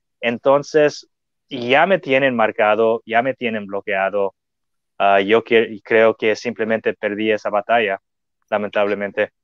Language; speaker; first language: Spanish; non-native, fluent; English